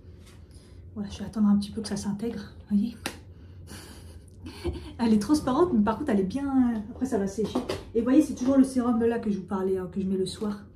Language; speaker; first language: French; native; French